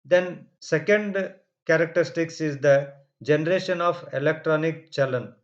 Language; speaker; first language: English; non-native, local second language; Kannada